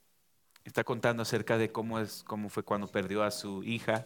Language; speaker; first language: Spanish; native; Spanish